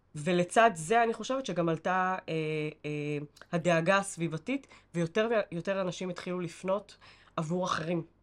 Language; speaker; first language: Hebrew; native; Hebrew